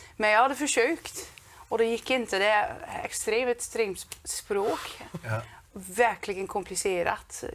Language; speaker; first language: Swedish; non-native, fluent; Dutch